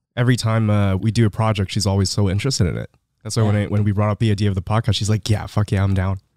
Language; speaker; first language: English; early bilingual, other home language; Filipino